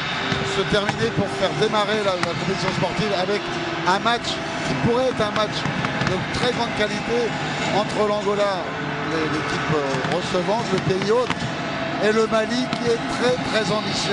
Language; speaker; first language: French; native; French